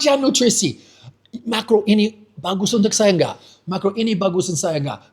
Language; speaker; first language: Indonesian; non-native, fluent; English